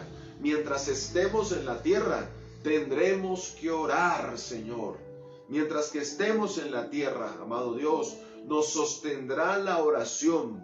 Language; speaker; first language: Spanish; native; Spanish